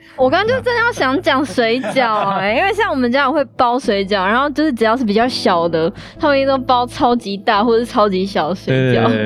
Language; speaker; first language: Chinese; native; Chinese